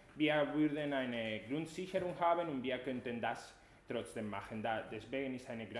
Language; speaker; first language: German; non-native, fluent; Spanish